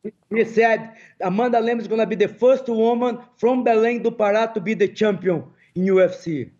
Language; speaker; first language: English; non-native, fluent; Portuguese